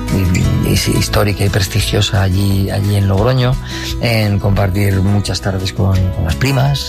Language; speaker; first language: Spanish; native; Spanish